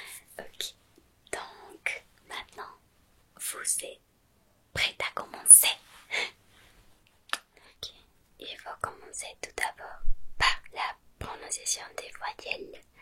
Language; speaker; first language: French; non-native, fluent; Spanish